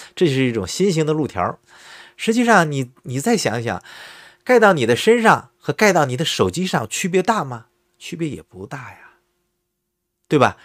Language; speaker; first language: Chinese; native; Chinese